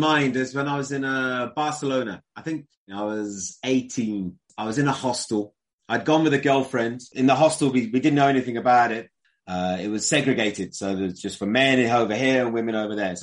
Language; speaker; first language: English; native; English